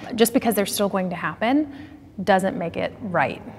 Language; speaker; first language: English; native; English